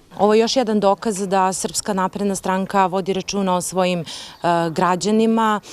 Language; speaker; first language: Serbian; native; Serbian